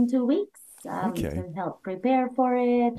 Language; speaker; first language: English; non-native, local second language; Bikol